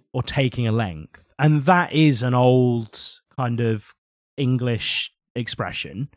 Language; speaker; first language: English; native; English